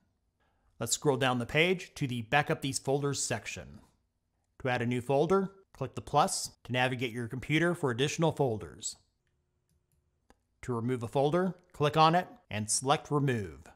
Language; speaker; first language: English; native; English